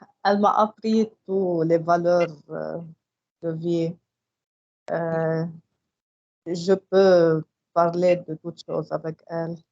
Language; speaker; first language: French; non-native, local second language; Arabic